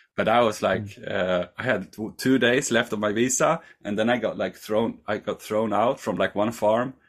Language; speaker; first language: English; non-native, fluent; Swedish